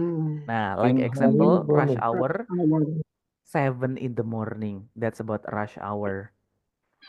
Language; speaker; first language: English; non-native, fluent; Indonesian